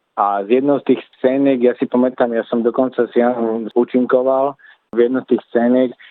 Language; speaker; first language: Slovak; native; Slovak